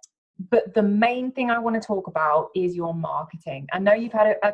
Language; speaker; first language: English; native; English